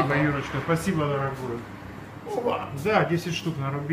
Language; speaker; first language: Russian; native; Russian